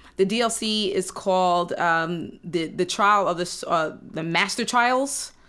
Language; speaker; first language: English; native; English